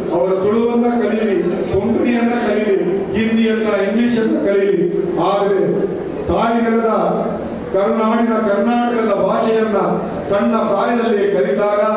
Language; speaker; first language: Kannada; non-native, local second language; Tulu